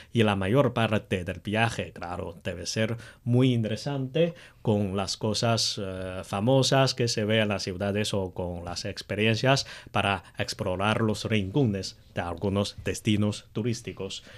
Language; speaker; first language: Spanish; non-native, fluent; Chinese